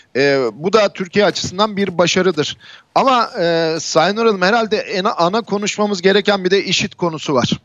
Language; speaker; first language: Turkish; native; Turkish